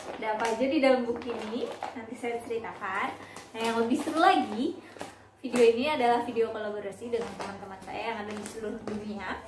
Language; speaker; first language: Indonesian; native; Indonesian